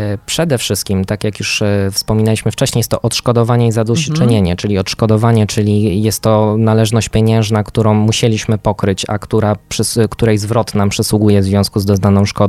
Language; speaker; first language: Polish; native; Polish